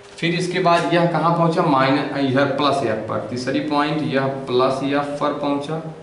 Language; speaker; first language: Hindi; native; Hindi